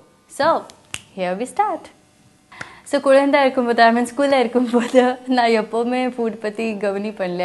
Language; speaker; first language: Tamil; non-native, learner; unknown